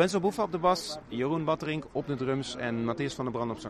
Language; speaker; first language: Dutch; native; Dutch